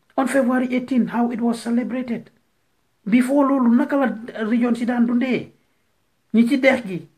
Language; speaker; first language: English; non-native, local second language; Wolof